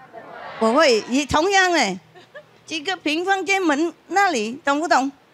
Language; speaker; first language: Chinese; non-native, fluent; Vietnamese